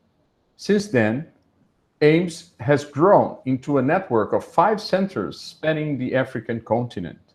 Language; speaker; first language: English; non-native, fluent; Portuguese